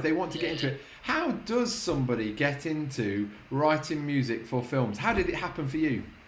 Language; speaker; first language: English; native; English